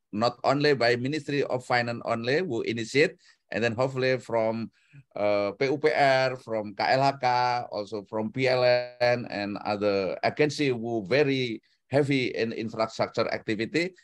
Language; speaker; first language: English; non-native, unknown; Indonesian